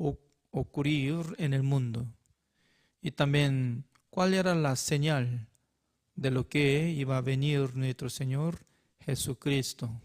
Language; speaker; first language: Spanish; non-native, fluent; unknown